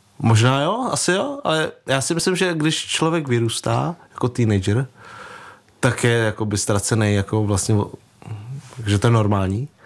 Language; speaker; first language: Czech; early bilingual, other home language; Vietnamese